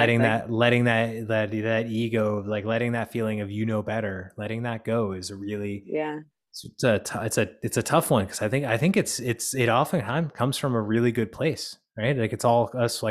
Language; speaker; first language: English; native; English